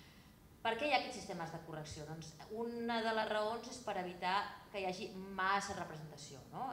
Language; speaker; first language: Catalan; native; Catalan